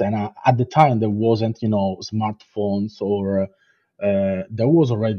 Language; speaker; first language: English; non-native, fluent; Italian